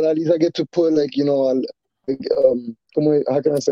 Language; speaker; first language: English; non-native, fluent; Spanish